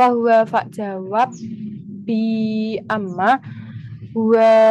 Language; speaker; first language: Arabic; non-native, learner; Indonesian